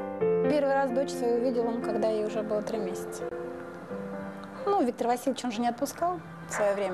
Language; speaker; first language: Russian; native; Russian